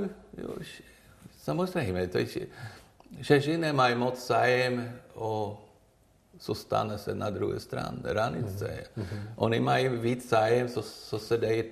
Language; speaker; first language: Czech; non-native, learner; Swedish